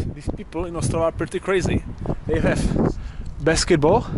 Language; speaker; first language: English; non-native, fluent; Czech